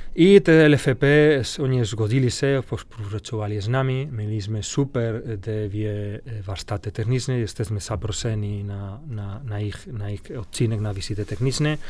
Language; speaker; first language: Polish; non-native, fluent; Spanish